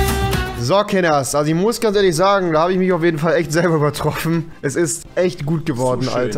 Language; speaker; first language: German; native; German